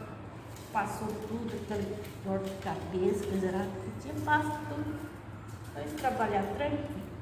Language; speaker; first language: Portuguese; non-native, local second language; Guarani